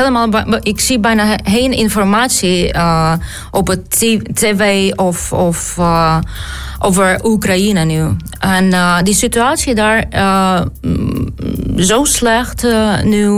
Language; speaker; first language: Dutch; non-native, learner; Ukrainian